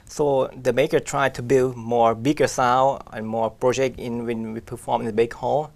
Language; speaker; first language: English; non-native, fluent; Thai